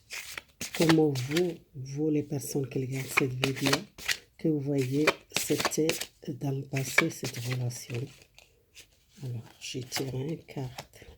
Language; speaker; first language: French; non-native, learner; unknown